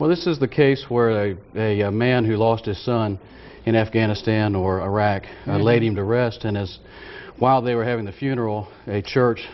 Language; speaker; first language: English; native; English